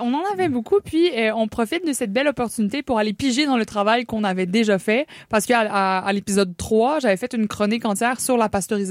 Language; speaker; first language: French; native; French